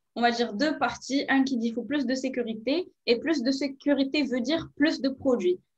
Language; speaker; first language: French; non-native, local second language; Arabic